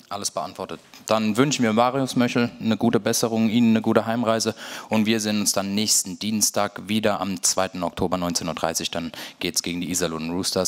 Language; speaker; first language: German; native; German